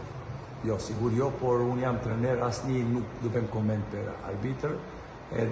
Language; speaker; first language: Albanian; non-native, learner; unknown